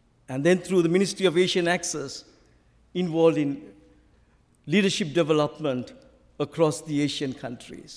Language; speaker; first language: English; non-native, local second language; Sinhala